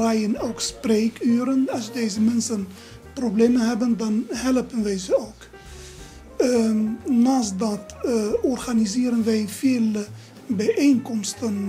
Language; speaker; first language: Dutch; non-native, fluent; Arabic